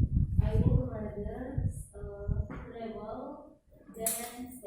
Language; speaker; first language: English; non-native, learner; Indonesian